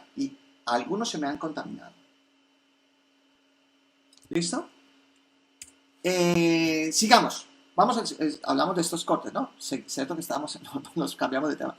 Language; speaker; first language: Spanish; native; Spanish